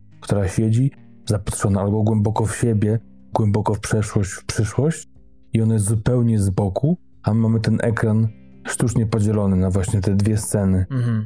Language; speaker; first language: Polish; native; Polish